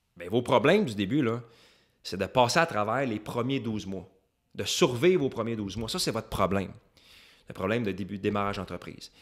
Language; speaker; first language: French; native; French